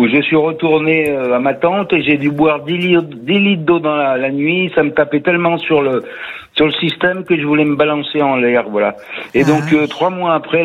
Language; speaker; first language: French; native; French